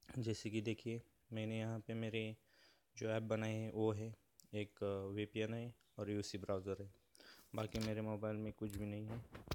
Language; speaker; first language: Hindi; non-native, local second language; Marathi